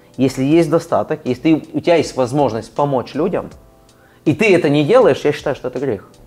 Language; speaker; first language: Russian; early bilingual, other home language; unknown